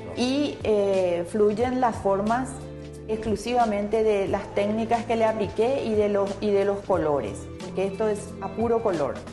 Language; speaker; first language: Spanish; early bilingual, other home language; Italian